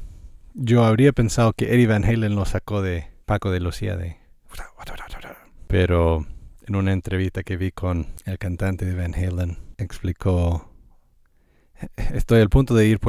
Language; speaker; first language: Spanish; non-native, fluent; English